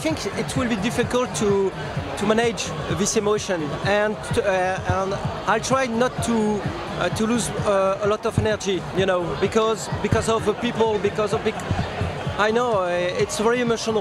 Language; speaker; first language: English; non-native, fluent; French